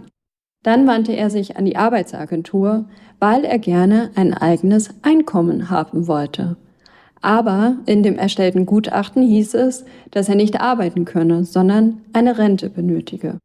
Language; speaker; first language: German; native; German